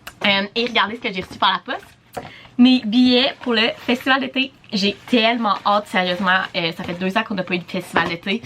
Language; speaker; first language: French; native; French